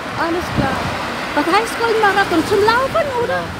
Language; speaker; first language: German; non-native, learner; Filipino